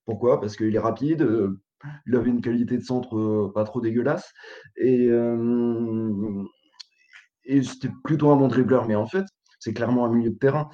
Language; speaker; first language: French; native; French